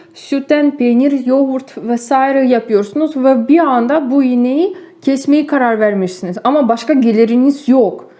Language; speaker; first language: Turkish; non-native, fluent; Russian